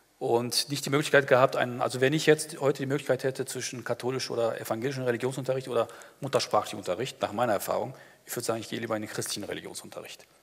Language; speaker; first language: German; early bilingual, other home language; Turkish